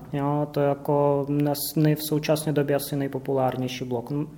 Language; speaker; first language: Czech; non-native, fluent; Russian